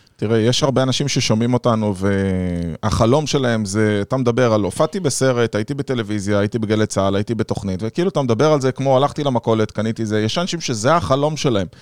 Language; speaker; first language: Hebrew; native; Hebrew